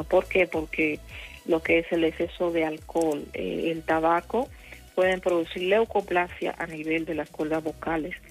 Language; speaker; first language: Spanish; native; Spanish